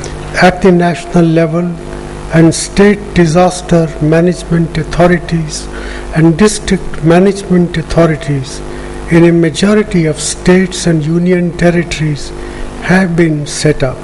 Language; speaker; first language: English; non-native, local second language; Punjabi